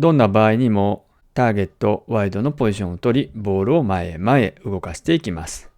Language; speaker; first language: Japanese; native; Japanese